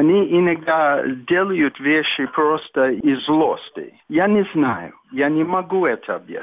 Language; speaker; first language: Russian; non-native, fluent; English